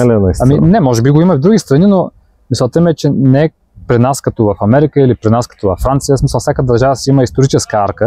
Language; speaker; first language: Bulgarian; native; Bulgarian